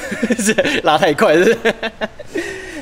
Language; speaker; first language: Chinese; native; Chinese